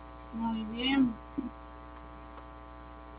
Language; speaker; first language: Spanish; native; Spanish